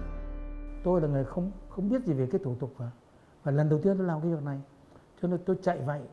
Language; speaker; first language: Vietnamese; native; Vietnamese